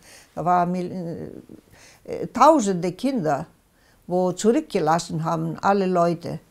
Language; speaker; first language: German; non-native, local second language; Greek